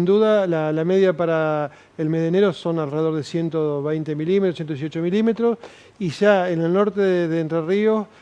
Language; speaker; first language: Spanish; native; Spanish